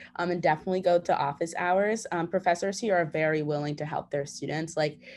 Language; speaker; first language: English; native; English